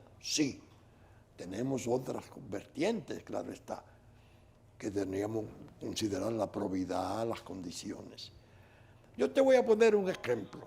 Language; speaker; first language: Spanish; native; Spanish